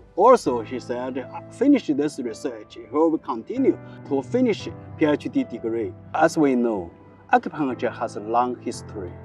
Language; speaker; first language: English; non-native, learner; Chinese